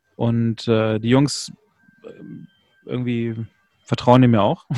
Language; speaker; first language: German; native; German